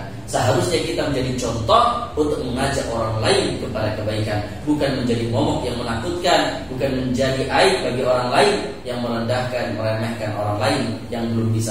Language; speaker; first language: Indonesian; native; Indonesian